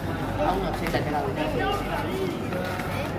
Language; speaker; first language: Spanish; native; Spanish